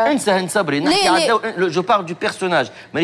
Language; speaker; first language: Arabic; native; Arabic